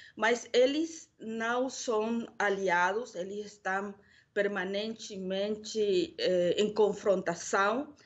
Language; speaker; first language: Portuguese; non-native, learner; Spanish